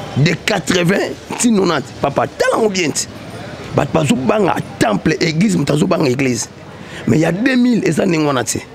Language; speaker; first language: Lingala; native; Lingala